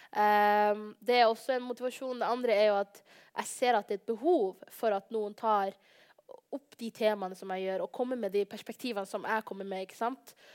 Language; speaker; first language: Norwegian; early bilingual, other home language; Somali